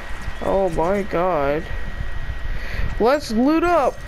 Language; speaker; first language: English; native; English